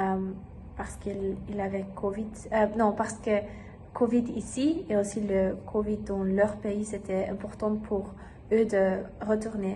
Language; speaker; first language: French; non-native, learner; German